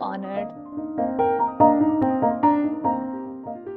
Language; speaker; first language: English; non-native, local second language; Malayalam